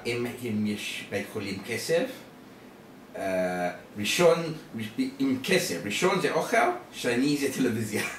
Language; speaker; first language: Hebrew; non-native, learner; English